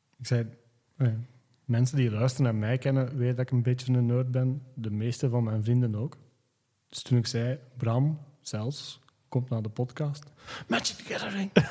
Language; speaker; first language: Dutch; native; Dutch